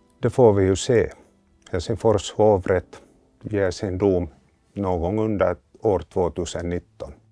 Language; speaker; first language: Swedish; native; Swedish